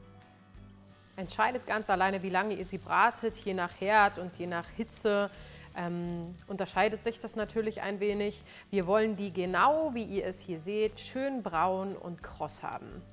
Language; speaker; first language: German; native; German